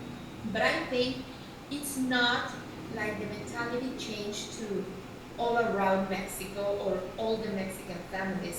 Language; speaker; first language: English; non-native, learner; Spanish